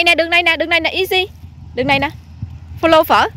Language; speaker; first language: Vietnamese; native; Vietnamese